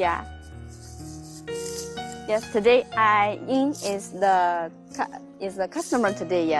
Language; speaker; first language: English; non-native, learner; Chinese